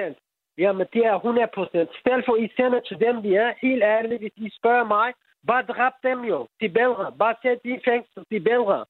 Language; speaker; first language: Danish; non-native, learner; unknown